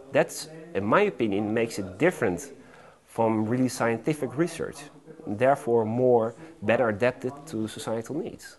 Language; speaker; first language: English; non-native, fluent; Dutch